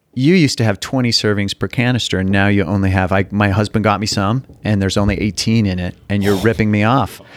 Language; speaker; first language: English; native; English